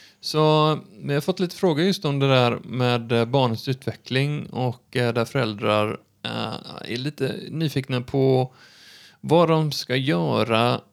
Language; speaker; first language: Swedish; native; Swedish